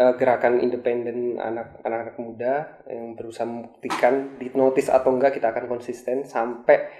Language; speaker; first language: Indonesian; native; Indonesian